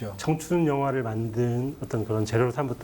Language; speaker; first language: Korean; native; Korean